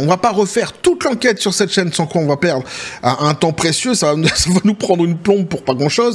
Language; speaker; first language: French; native; French